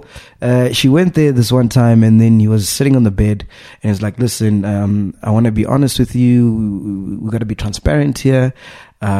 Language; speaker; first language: English; non-native, local second language; Venda